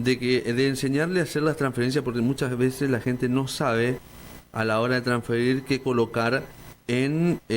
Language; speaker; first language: Spanish; native; Spanish